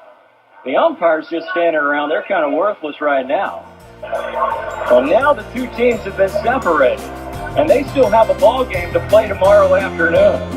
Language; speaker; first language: English; native; English